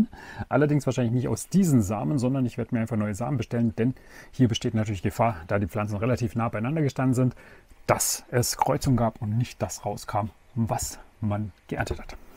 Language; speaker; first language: German; native; German